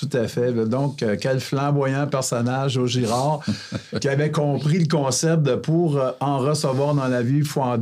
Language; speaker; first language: French; native; French